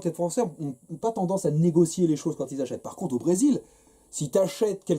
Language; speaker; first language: French; native; French